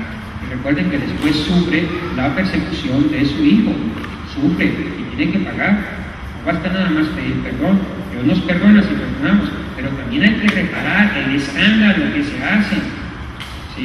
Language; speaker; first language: Spanish; native; Spanish